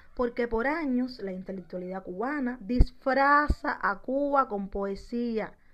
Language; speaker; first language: Spanish; native; Spanish